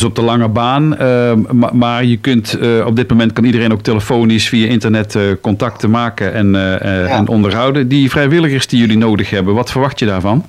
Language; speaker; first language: Dutch; native; Dutch